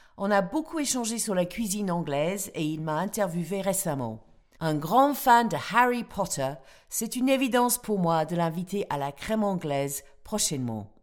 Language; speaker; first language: French; non-native, fluent; English